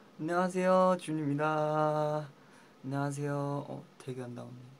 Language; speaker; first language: Korean; non-native, fluent; Chinese